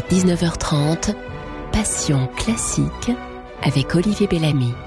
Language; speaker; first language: French; native; French